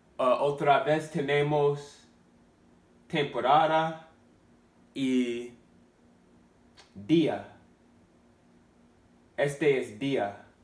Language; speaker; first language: Spanish; non-native, learner; English